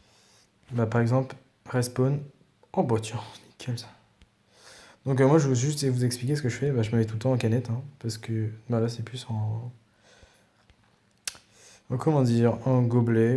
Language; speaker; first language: French; native; French